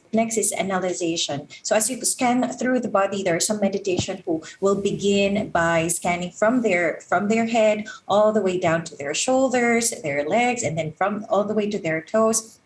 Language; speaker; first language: English; non-native, local second language; Filipino